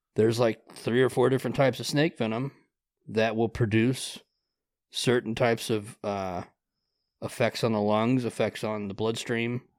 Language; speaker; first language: English; native; English